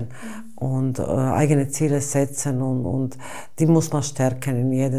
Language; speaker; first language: German; non-native, fluent; Bosnian